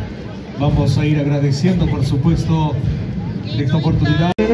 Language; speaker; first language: Spanish; native; Spanish